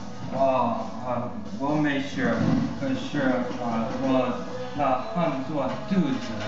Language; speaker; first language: Chinese; non-native, learner; English